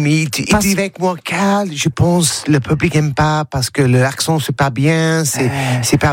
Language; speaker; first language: French; non-native, learner; English